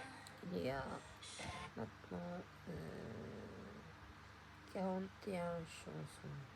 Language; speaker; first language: French; non-native, fluent; Japanese